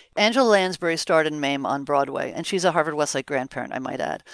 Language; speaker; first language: English; native; English